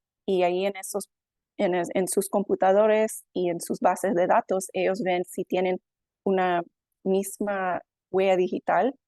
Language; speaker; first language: Spanish; non-native, fluent; English